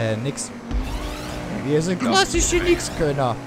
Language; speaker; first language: German; native; German